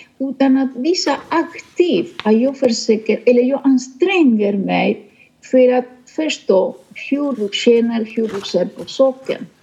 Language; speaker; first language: Swedish; non-native, fluent; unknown